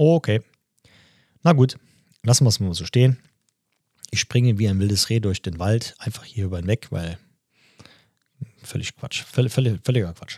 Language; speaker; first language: German; native; German